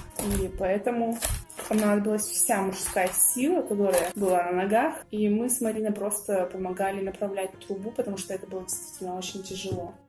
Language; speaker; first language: Russian; native; Russian